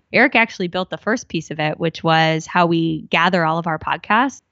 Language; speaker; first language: English; native; English